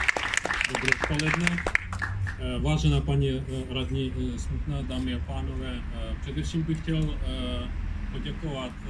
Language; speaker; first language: Czech; non-native, fluent; Ukrainian